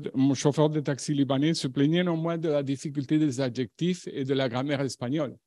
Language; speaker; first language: French; non-native, fluent; Spanish